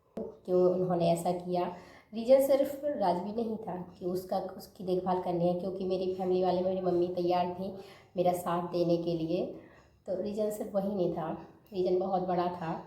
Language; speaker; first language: Hindi; native; Hindi